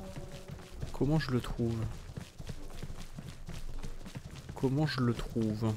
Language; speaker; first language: French; native; French